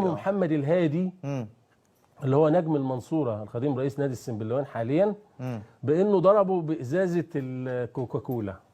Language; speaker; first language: Arabic; native; Arabic